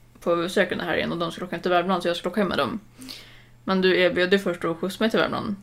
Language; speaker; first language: Swedish; native; Swedish